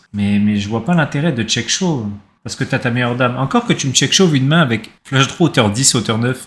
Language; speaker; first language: French; native; French